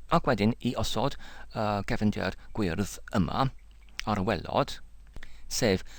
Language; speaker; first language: Welsh; non-native, learner; English